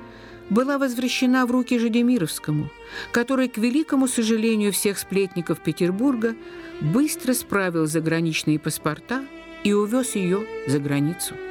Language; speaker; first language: Russian; native; Russian